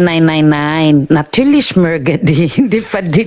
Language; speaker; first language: German; non-native, fluent; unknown